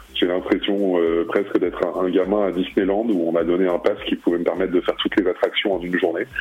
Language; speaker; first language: French; early bilingual, other home language; Arabic